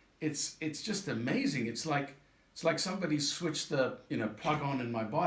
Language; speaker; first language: English; native; English